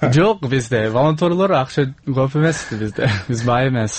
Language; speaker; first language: Kyrgyz; non-native, learner; English